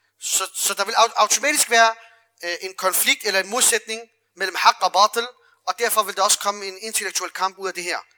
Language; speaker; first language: Danish; early bilingual, other home language; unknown